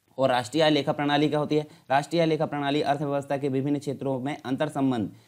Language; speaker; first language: Hindi; native; Hindi